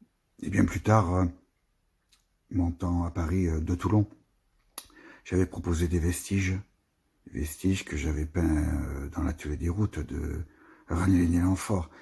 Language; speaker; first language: French; native; French